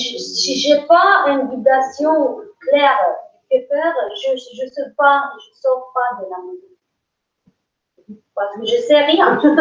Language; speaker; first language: French; non-native, learner; English